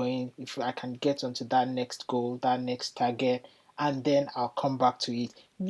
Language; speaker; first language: English; non-native, local second language; Yoruba